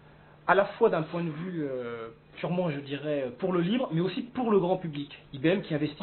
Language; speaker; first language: French; native; French